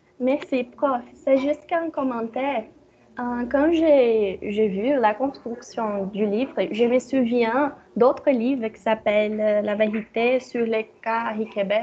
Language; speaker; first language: French; non-native, learner; Portuguese